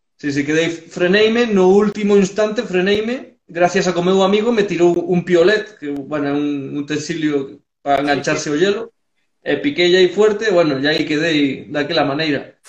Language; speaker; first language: Galician; early bilingual, heritage; Galician